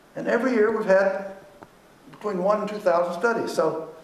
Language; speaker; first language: English; native; English